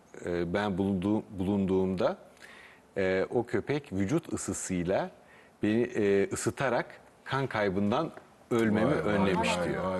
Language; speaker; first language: Turkish; native; Turkish